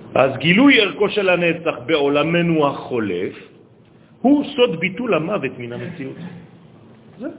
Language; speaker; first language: Hebrew; native; Hebrew